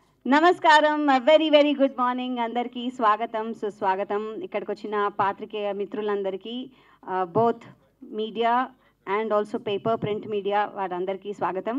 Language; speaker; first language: Telugu; native; Telugu